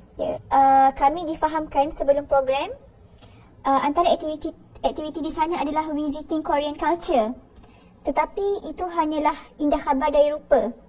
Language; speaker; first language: Malay; native; Malay